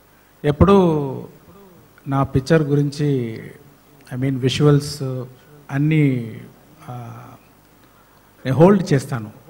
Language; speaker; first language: Telugu; non-native, fluent; Tamil